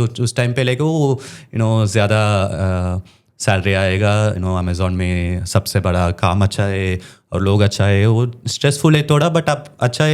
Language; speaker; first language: Hindi; non-native, local second language; Tamil